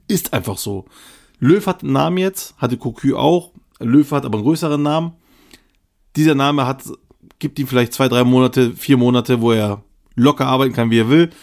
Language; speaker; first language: German; early bilingual, other home language; Turkish